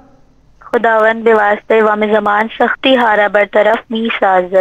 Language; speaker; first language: Persian; non-native, learner; Urdu